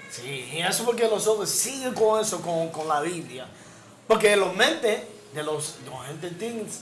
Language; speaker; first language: Spanish; non-native, learner; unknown